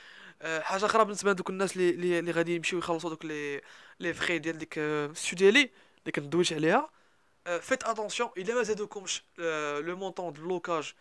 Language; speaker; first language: Arabic; native; Arabic